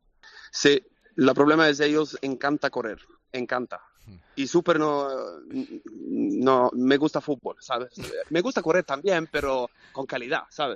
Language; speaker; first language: Spanish; non-native, learner; Swedish